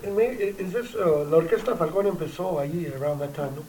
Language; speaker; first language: Spanish; early bilingual, heritage; Spanish